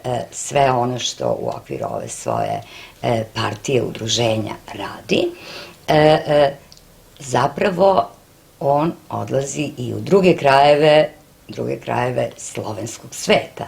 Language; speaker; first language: Bosnian; native; Bosnian